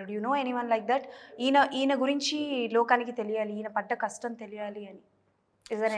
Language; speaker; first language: Telugu; native; Telugu